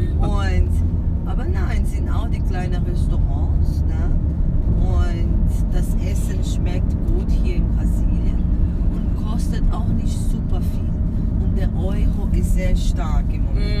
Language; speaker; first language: German; non-native, fluent; Portuguese